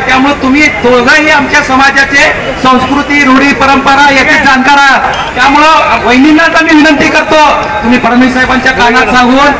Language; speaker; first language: Marathi; non-native, local second language; Lambadi